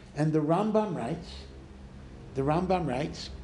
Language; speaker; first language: English; native; English